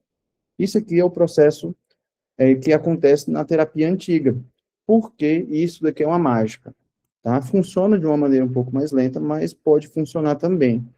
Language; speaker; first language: Portuguese; native; Portuguese